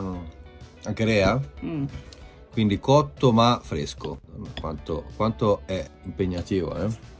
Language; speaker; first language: Italian; native; Italian